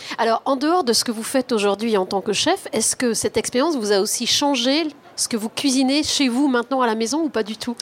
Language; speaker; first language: French; native; French